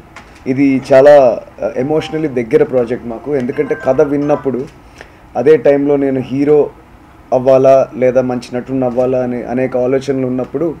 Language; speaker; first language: Telugu; native; Telugu